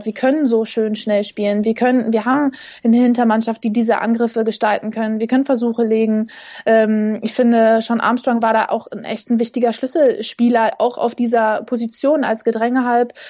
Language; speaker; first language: German; native; German